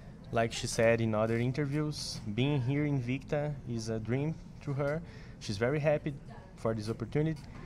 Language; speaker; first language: English; non-native, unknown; Portuguese